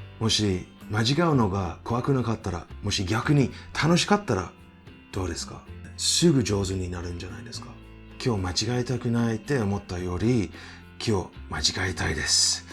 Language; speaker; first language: Japanese; non-native, fluent; English